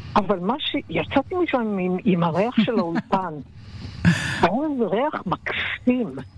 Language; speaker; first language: Hebrew; native; Hebrew